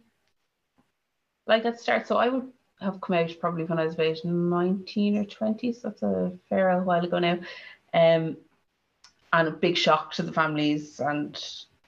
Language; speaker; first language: English; native; English